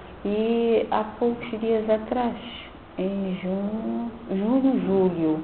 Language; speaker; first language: Portuguese; non-native, local second language; Kabuverdianu